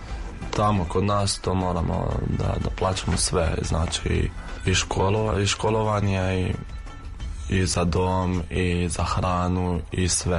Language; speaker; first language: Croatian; non-native, fluent; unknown